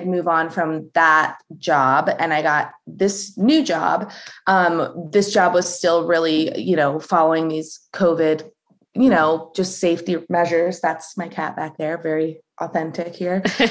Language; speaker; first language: English; native; English